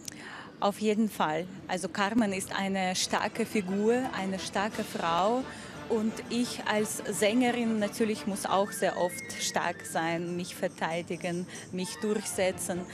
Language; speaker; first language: German; non-native, fluent; Russian